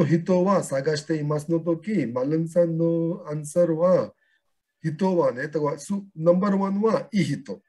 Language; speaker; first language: Japanese; non-native, learner; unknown